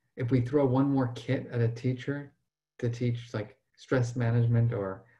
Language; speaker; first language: English; native; English